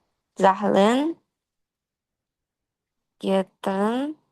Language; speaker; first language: German; non-native, learner; Indonesian